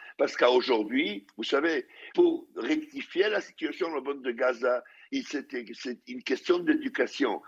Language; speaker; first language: French; non-native, fluent; Hebrew